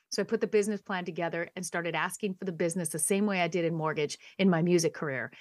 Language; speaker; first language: English; native; English